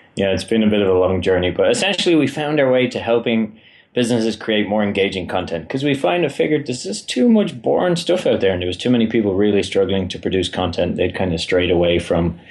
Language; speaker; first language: English; native; English